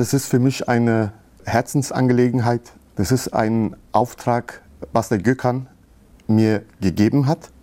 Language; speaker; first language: German; early bilingual, other home language; Turkish